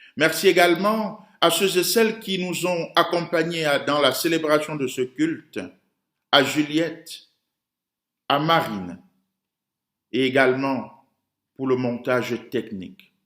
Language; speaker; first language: French; native; French